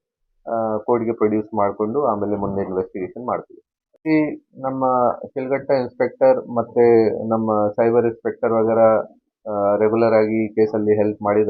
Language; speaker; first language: Kannada; non-native, fluent; Hindi